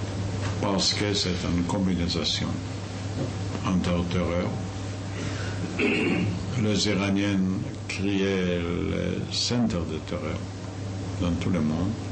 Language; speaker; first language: French; non-native, fluent; Yiddish